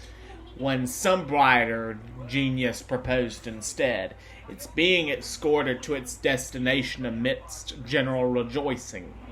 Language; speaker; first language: English; native; English